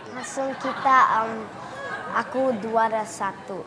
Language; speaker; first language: Indonesian; early bilingual, heritage; English